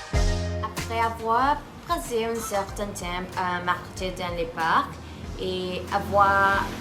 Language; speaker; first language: French; non-native, learner; Spanish